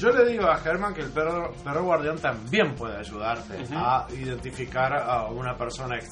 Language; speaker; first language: Spanish; native; Spanish